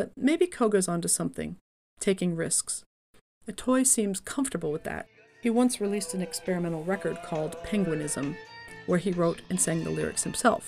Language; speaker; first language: English; native; English